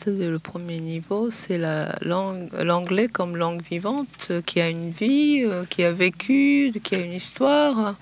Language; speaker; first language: French; non-native, fluent; Japanese